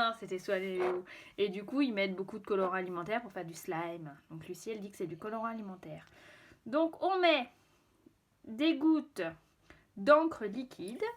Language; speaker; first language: French; native; French